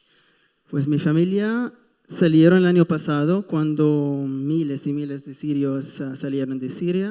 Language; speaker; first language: Spanish; non-native, fluent; Arabic